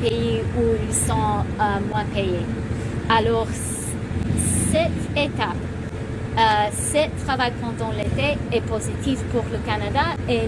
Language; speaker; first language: French; non-native, local second language; English